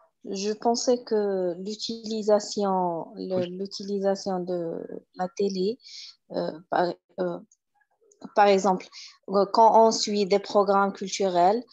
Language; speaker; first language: French; non-native, learner; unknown